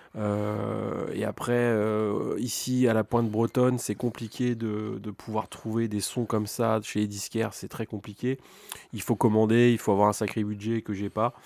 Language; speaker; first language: French; native; French